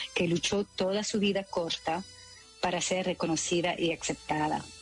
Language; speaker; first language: Spanish; non-native, fluent; French